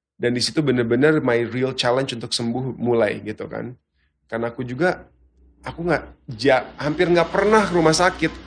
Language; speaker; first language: Indonesian; early bilingual, heritage; Indonesian